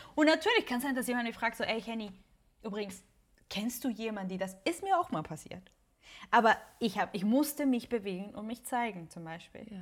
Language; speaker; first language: German; non-native, fluent; Spanish